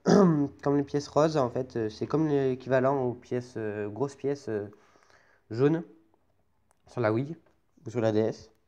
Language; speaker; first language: French; native; French